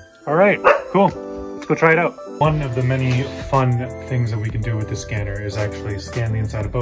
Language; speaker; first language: English; native; English